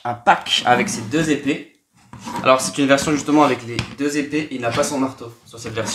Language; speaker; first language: French; native; French